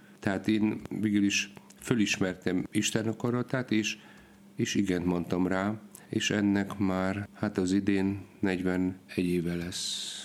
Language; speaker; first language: Hungarian; non-native, fluent; Polish